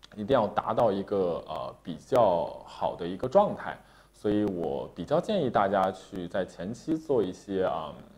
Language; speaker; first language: Chinese; native; Chinese